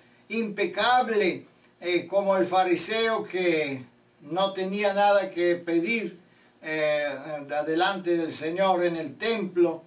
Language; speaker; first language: Spanish; non-native, fluent; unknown